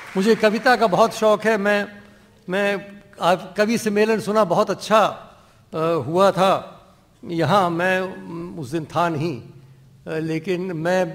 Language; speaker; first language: Hindi; non-native, local second language; Dogri